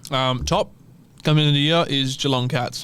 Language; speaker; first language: English; native; English